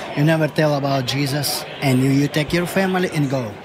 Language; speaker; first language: English; non-native, learner; Ukrainian